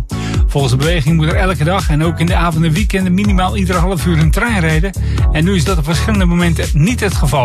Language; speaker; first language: Dutch; native; Dutch